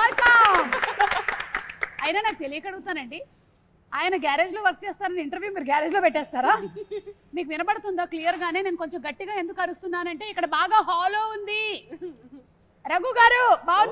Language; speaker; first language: Telugu; native; Telugu